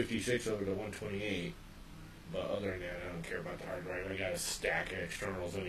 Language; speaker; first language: English; native; English